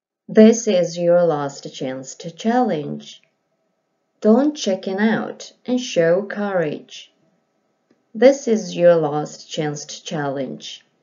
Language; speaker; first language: English; non-native, fluent; Korean